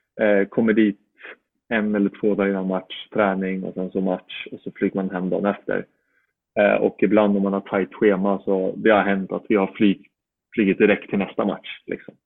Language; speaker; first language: Swedish; native; Swedish